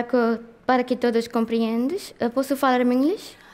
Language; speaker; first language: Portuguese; non-native, learner; Urdu